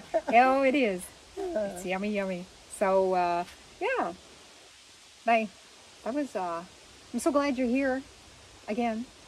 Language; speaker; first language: English; early bilingual, other home language; French